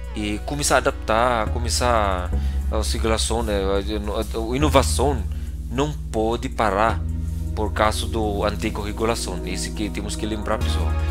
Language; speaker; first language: Portuguese; non-native, fluent; Filipino